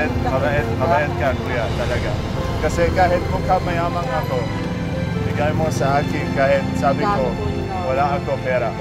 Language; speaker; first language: Filipino; non-native, learner; Arabic